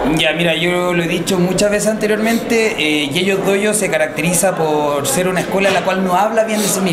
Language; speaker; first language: Spanish; native; Spanish